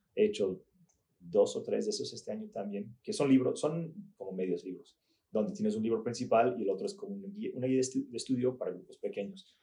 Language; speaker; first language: Spanish; early bilingual, other home language; English